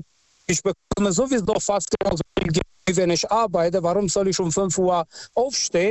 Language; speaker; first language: German; non-native, fluent; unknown